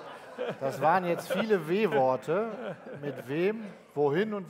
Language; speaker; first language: German; native; German